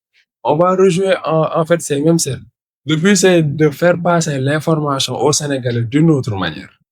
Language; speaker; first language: French; non-native, local second language; Wolof